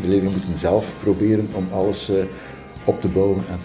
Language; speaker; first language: Dutch; native; Dutch